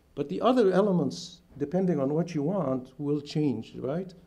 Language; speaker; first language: English; non-native, fluent; Arabic